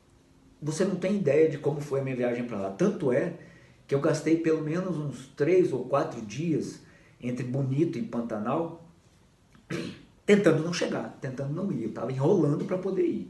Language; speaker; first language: Portuguese; native; Portuguese